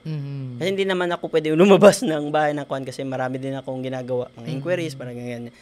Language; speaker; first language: Filipino; non-native, local second language; Hiligaynon